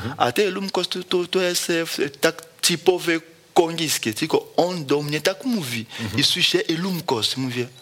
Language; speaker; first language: Polish; non-native, fluent; Lingala